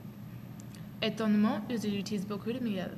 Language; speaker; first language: French; non-native, learner; English